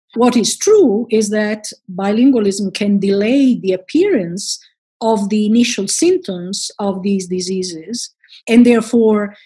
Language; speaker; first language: English; non-native, fluent; Italian